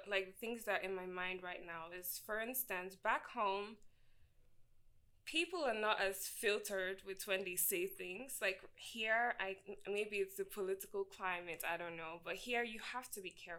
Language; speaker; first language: English; non-native, local second language; Igbo